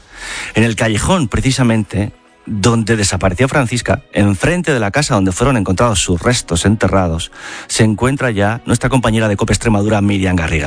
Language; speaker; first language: Spanish; native; Spanish